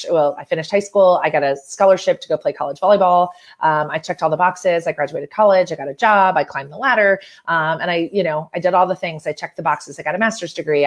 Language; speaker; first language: English; native; English